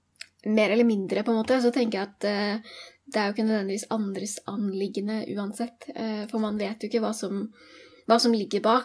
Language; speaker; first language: Norwegian; native; Norwegian